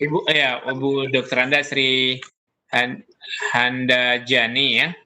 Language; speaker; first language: Indonesian; native; Indonesian